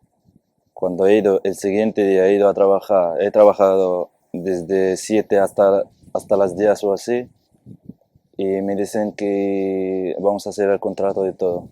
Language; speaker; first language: Spanish; non-native, fluent; Arabic